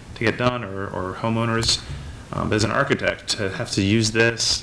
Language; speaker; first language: English; native; English